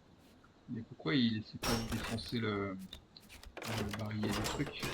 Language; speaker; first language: French; native; French